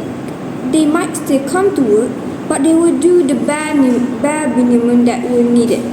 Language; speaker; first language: English; non-native, learner; Malay